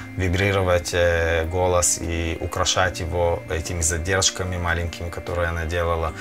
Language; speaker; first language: Russian; early bilingual, heritage; Russian